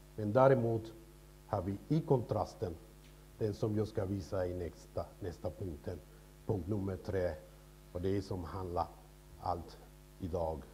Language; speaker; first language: Swedish; non-native, fluent; Spanish